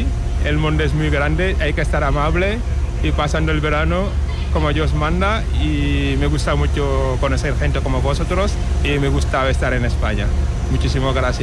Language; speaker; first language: Spanish; non-native, learner; Wolof